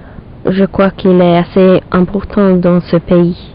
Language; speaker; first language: French; non-native, learner; English